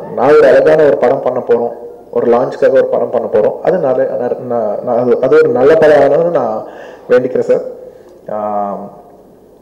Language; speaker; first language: Tamil; non-native, local second language; Telugu